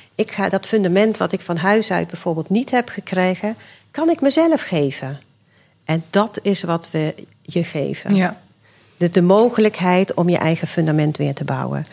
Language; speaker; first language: Dutch; early bilingual, other home language; Swedish